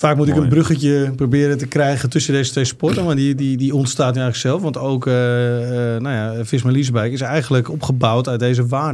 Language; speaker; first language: Dutch; native; Dutch